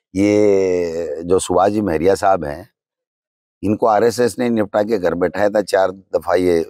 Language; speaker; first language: Hindi; native; Hindi